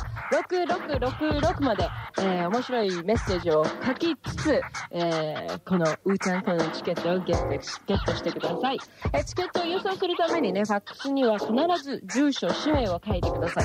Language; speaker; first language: Japanese; native; Japanese